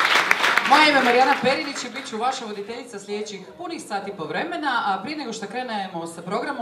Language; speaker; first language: Croatian; native; Croatian